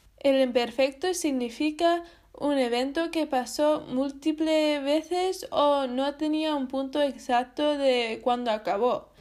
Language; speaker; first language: Spanish; non-native, learner; English